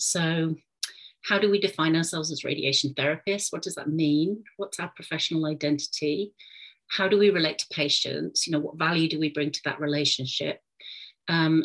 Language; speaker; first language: English; native; English